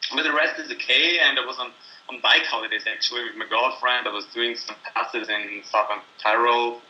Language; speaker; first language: English; non-native, fluent; German